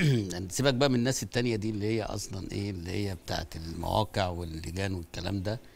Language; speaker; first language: Arabic; native; Arabic